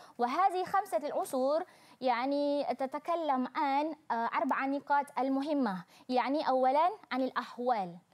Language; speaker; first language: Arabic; non-native, fluent; Malay